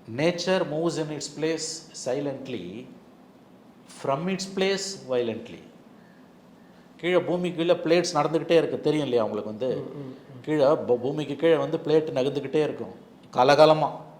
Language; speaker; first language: Tamil; native; Tamil